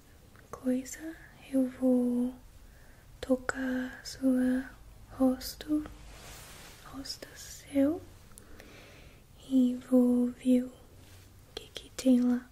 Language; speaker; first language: Portuguese; non-native, learner; English